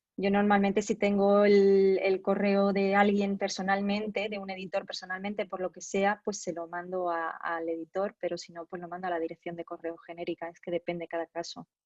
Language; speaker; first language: Spanish; native; Spanish